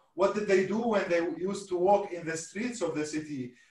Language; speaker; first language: English; non-native, fluent; Arabic